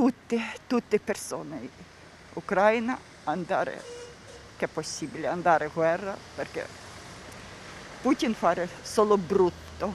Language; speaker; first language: Italian; non-native, learner; Ukrainian